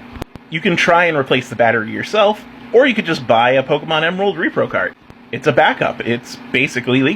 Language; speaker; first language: English; native; English